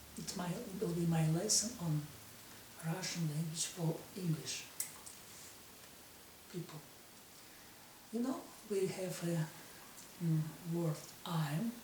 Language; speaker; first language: English; non-native, learner; Russian